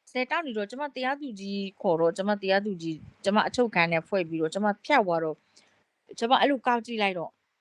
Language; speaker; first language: Burmese; native; Burmese